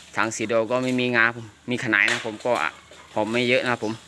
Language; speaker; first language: Thai; non-native, local second language; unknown